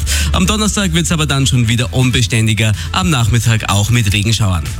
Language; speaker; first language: German; native; German